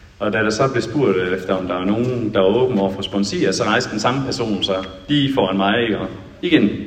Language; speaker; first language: Danish; native; Danish